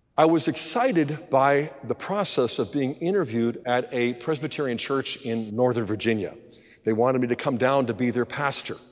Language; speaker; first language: English; native; English